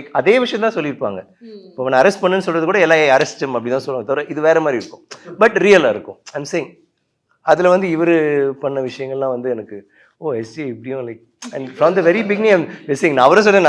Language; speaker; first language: Tamil; native; Tamil